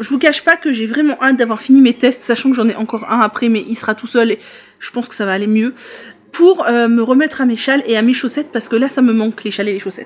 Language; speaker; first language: French; native; French